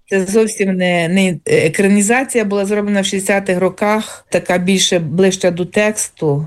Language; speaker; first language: Ukrainian; native; Ukrainian